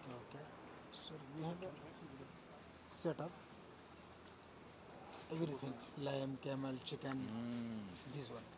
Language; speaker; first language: English; non-native, fluent; Arabic